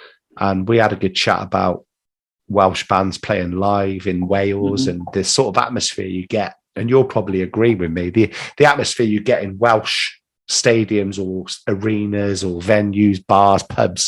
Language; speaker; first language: English; native; English